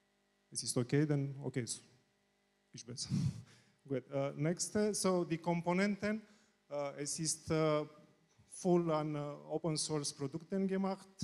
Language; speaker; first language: German; non-native, learner; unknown